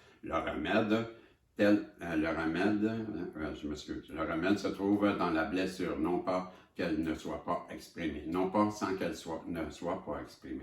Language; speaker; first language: French; native; French